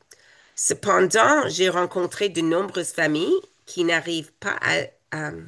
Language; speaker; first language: French; non-native, fluent; English